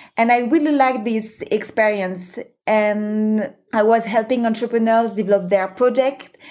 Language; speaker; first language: English; non-native, fluent; French